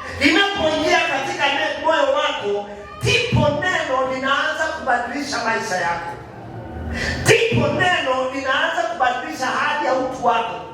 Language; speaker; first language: Swahili; non-native, local second language; Kikuyu